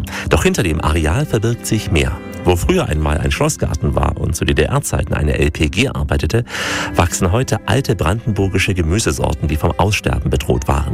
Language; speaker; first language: German; native; German